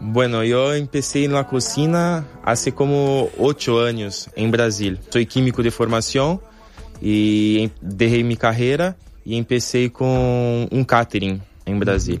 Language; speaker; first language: Spanish; non-native, fluent; Portuguese